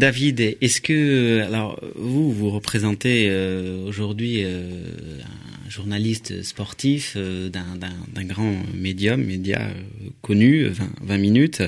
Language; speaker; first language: French; native; French